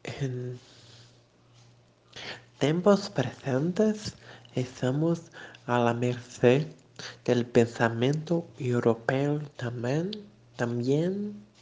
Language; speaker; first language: Spanish; non-native, learner; Portuguese